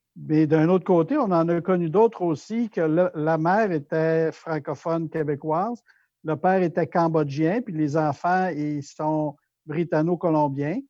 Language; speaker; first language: French; native; French